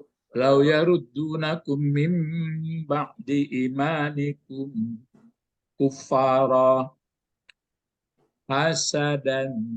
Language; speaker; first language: Arabic; non-native, fluent; Indonesian